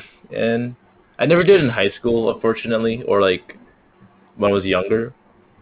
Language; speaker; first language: English; native; English